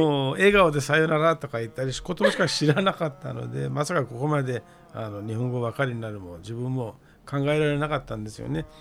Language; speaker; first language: Japanese; non-native, fluent; Persian